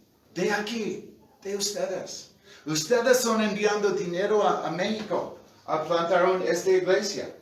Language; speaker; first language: Spanish; non-native, fluent; English